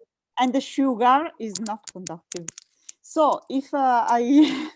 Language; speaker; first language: English; non-native, learner; Italian